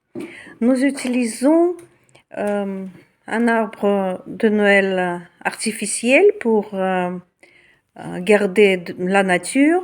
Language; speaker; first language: French; non-native, fluent; Russian